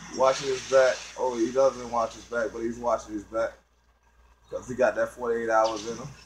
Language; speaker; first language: English; native; English